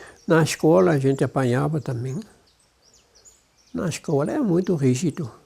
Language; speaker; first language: Portuguese; non-native, local second language; German